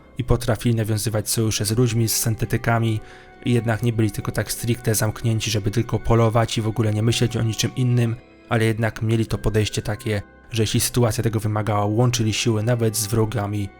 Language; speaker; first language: Polish; native; Polish